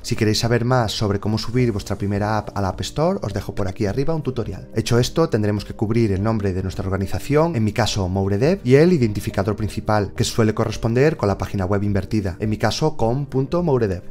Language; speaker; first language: Spanish; native; Spanish